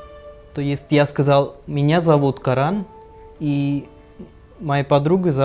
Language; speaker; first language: Russian; non-native, learner; Hindi